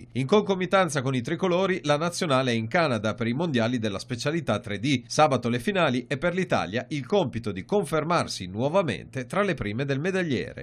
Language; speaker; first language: Italian; native; Italian